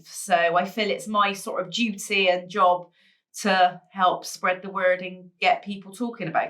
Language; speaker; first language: English; native; English